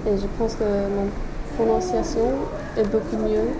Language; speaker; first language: French; non-native, fluent; English